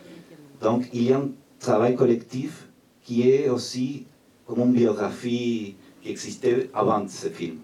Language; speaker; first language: French; non-native, fluent; Spanish